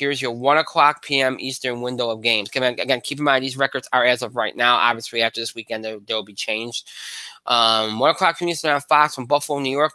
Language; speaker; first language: English; native; English